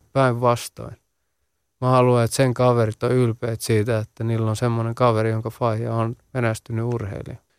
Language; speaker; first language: Finnish; early bilingual, other home language; Central Kurdish